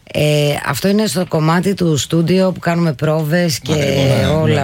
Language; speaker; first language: Greek; native; Greek